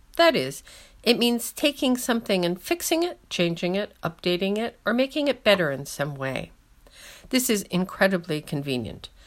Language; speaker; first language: English; native; English